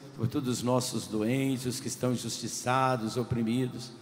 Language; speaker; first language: Portuguese; native; Portuguese